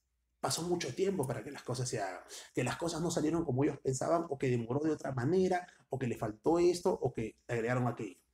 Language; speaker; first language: Spanish; native; Spanish